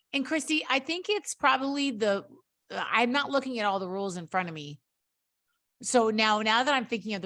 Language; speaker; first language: English; native; English